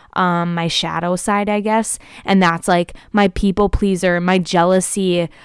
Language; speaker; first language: English; native; English